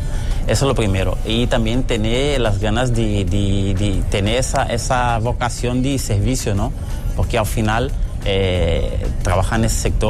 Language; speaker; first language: Spanish; early bilingual, heritage; Portuguese